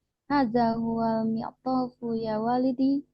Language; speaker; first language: Arabic; non-native, learner; Indonesian